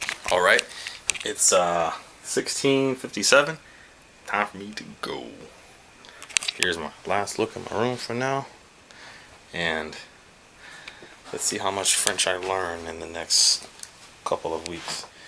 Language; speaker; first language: English; native; English